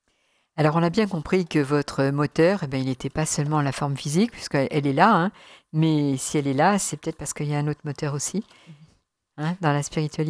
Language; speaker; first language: French; native; French